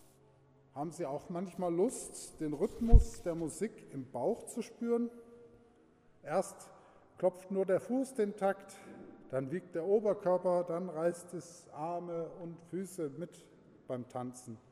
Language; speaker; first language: German; native; German